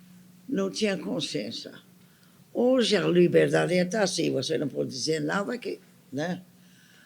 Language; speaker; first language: Portuguese; non-native, fluent; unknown